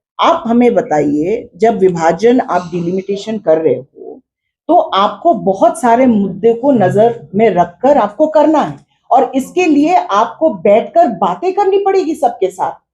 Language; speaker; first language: Hindi; non-native, local second language; Khasi